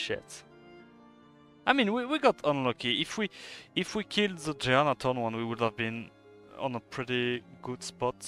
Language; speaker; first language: English; non-native, fluent; French